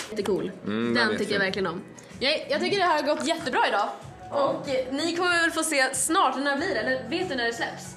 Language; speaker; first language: Swedish; native; Swedish